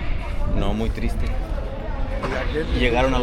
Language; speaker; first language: Spanish; early bilingual, heritage; Spanish